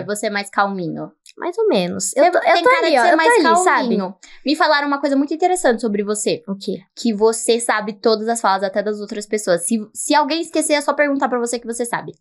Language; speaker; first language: Portuguese; native; Portuguese